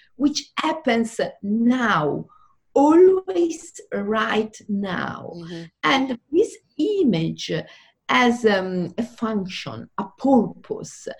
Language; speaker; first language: English; non-native, fluent; Italian